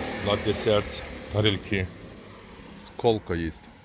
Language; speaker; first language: Russian; non-native, learner; Turkish